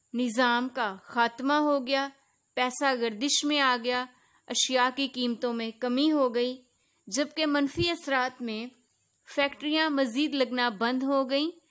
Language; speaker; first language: Urdu; native; Urdu